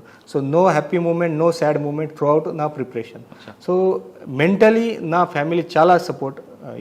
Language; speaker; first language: Telugu; non-native, learner; Marathi